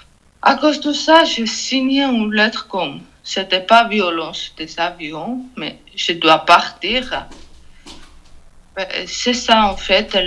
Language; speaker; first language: French; non-native, learner; Georgian